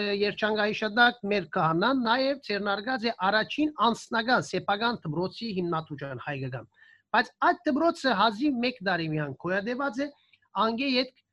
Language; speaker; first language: Armenian; early bilingual, heritage; Armenian